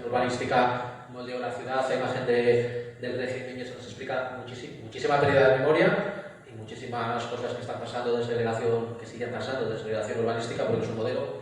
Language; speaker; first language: Spanish; native; Spanish